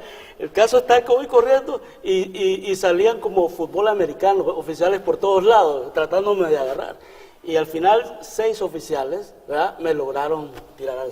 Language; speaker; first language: Spanish; native; Spanish